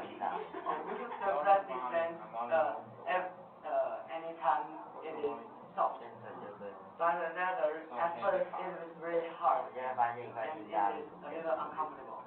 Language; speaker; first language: English; non-native, learner; Chinese